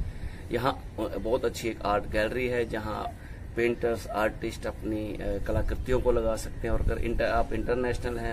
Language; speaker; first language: Hindi; native; Hindi